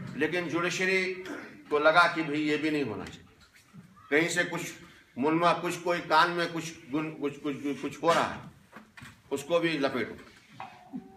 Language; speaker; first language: Hindi; non-native, local second language; Kashmiri